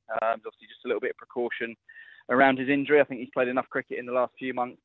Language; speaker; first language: English; native; English